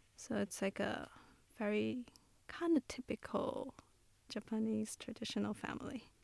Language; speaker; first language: English; non-native, fluent; Chinese